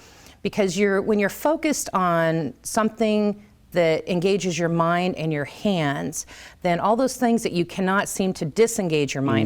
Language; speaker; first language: English; native; English